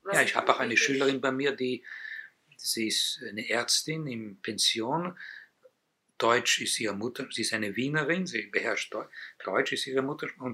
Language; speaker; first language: German; non-native, fluent; Hebrew